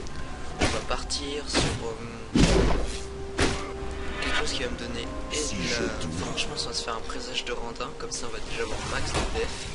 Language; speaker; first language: French; native; French